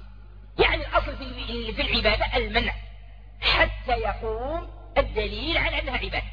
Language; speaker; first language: Arabic; native; Arabic